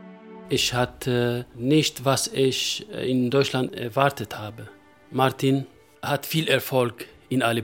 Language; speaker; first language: German; non-native, local second language; Kurdish